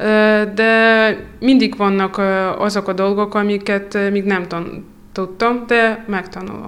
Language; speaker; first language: Hungarian; non-native, fluent; Russian